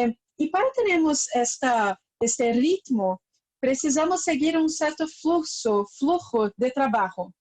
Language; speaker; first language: Spanish; non-native, fluent; Portuguese